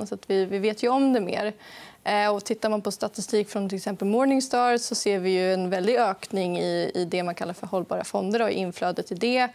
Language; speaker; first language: Swedish; native; Swedish